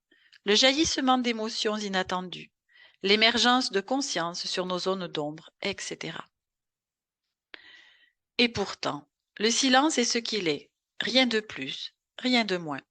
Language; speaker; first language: French; native; French